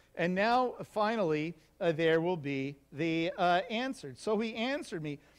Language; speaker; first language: English; native; English